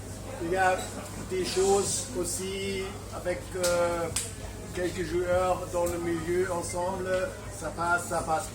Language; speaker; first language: French; non-native, fluent; German